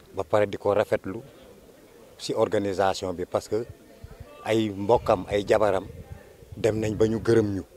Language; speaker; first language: Wolof; native; Wolof